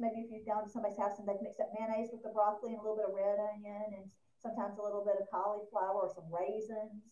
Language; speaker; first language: English; native; English